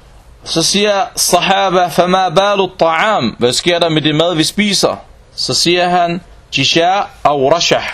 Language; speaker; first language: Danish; non-native, local second language; Arabic